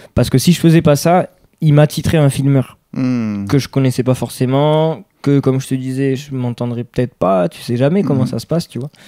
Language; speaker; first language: French; native; French